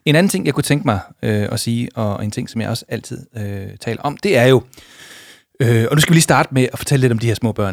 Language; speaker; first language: Danish; native; Danish